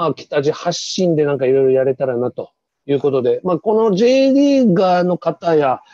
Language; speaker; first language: Japanese; native; Japanese